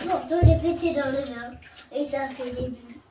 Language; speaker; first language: French; native; French